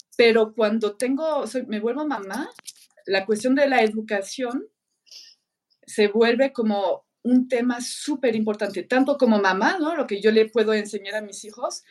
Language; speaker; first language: Spanish; non-native, fluent; French